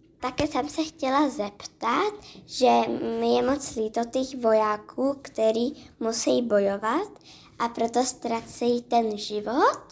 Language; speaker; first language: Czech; early bilingual, other home language; Slovak